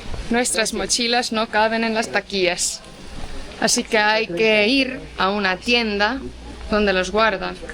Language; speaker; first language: Spanish; non-native, fluent; Portuguese